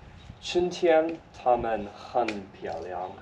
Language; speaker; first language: Chinese; non-native, learner; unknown